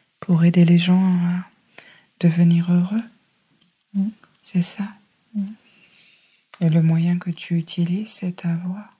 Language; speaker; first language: French; native; French